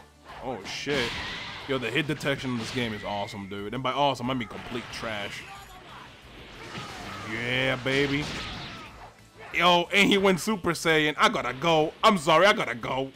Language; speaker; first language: English; native; English